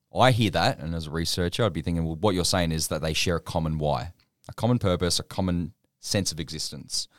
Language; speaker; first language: English; native; English